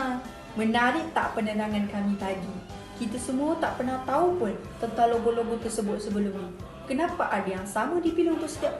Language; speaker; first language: Malay; native; Malay